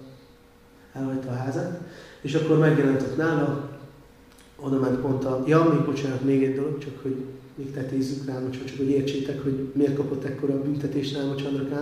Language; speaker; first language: Hungarian; native; Hungarian